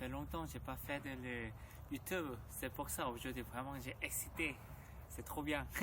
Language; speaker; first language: French; non-native, learner; Korean